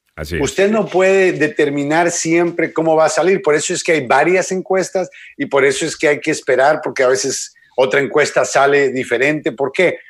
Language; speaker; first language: Spanish; native; Spanish